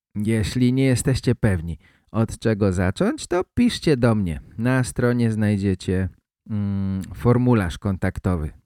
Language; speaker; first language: Polish; native; Polish